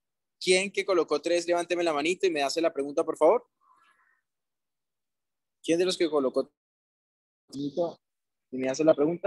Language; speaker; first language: Spanish; native; Spanish